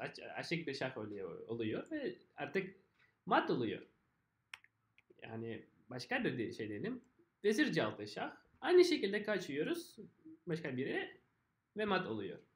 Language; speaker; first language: Turkish; non-native, fluent; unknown